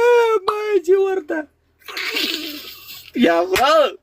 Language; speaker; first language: Arabic; non-native, learner; Pashto